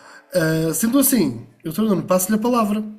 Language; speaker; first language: Portuguese; native; Portuguese